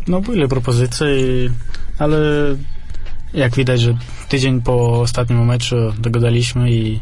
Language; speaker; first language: Polish; non-native, fluent; Russian